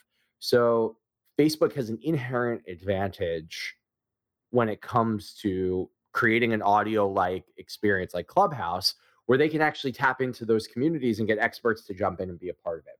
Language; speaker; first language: English; native; English